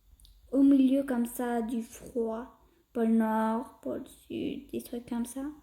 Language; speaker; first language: French; early bilingual, other home language; Portuguese